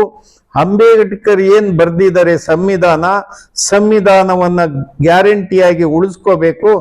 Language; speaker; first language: Kannada; native; Kannada